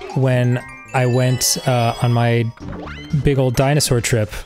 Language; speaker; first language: English; native; English